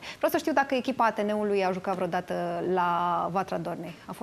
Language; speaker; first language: Romanian; native; Romanian